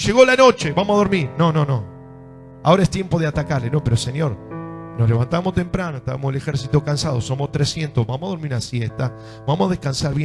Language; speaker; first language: Spanish; native; Spanish